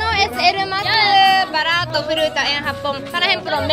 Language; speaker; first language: Spanish; non-native, learner; Japanese